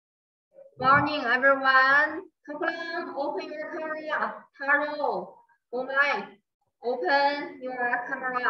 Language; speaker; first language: English; non-native, learner; Chinese